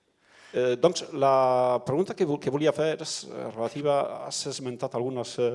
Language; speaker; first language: Catalan; non-native, learner; Basque